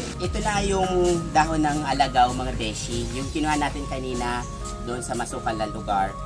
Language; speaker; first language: Filipino; non-native, local second language; Bikol